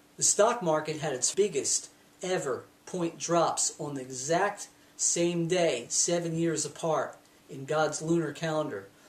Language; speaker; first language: English; native; English